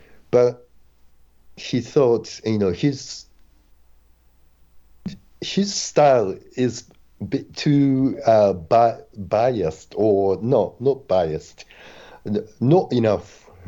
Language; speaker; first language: English; non-native, fluent; Japanese